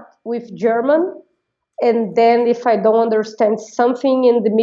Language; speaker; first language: English; non-native, fluent; Portuguese